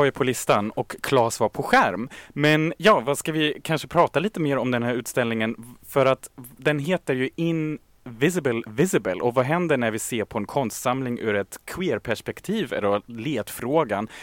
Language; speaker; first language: Swedish; native; Swedish